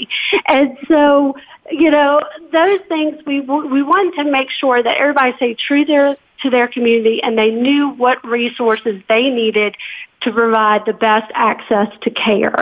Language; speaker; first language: English; native; English